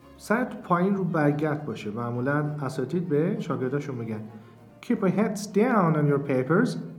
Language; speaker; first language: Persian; native; Persian